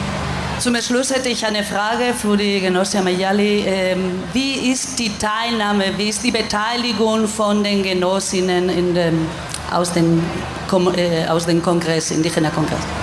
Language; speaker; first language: German; non-native, fluent; Spanish